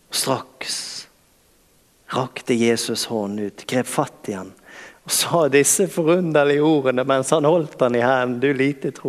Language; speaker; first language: Norwegian; native; Norwegian